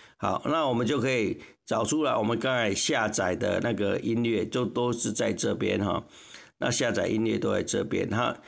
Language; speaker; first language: Chinese; native; Chinese